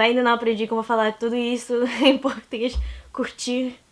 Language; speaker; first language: Portuguese; non-native, learner; English